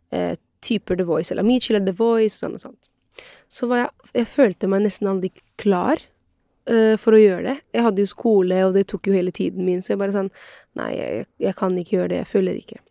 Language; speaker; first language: Norwegian; non-native, fluent; Italian